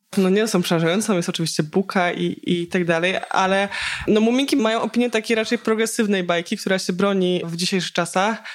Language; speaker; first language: Polish; native; Polish